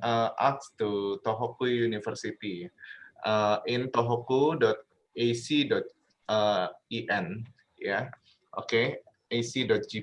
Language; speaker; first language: English; non-native, learner; Indonesian